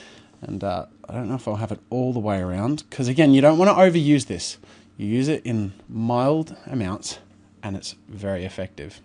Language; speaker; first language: English; native; English